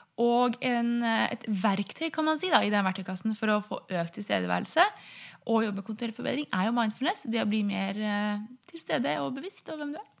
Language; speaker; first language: Norwegian; native; Norwegian